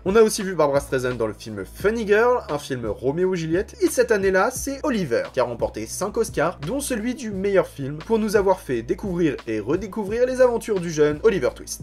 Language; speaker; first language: French; native; French